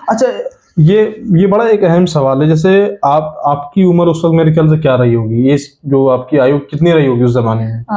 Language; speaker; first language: Hindi; native; Hindi